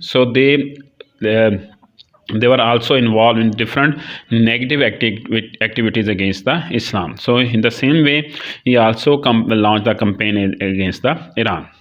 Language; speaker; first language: English; non-native, local second language; Urdu